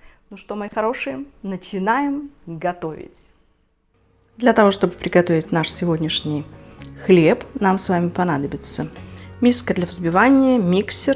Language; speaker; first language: Russian; native; Russian